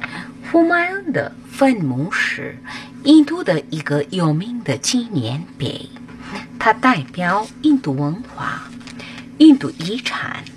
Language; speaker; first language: Chinese; non-native, fluent; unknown